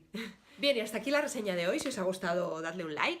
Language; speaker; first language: Spanish; native; Spanish